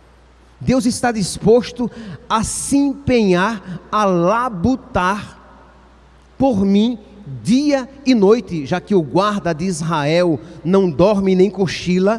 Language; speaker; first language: Portuguese; native; Portuguese